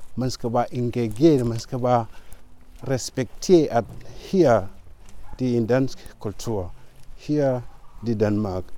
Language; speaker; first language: Danish; non-native, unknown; Mandingo